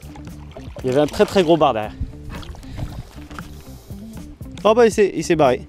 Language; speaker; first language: French; native; French